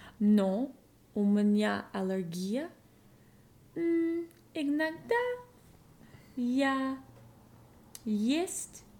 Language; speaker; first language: Russian; non-native, learner; English